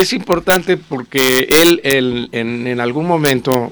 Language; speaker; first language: Spanish; native; Spanish